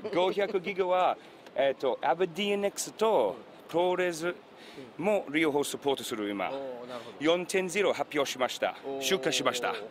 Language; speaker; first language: Japanese; non-native, learner; English